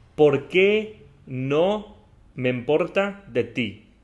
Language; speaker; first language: Spanish; non-native, learner; English